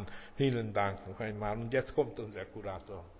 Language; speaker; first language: German; non-native, fluent; Hungarian